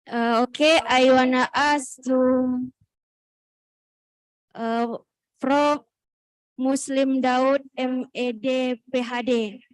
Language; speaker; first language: English; non-native, learner; Indonesian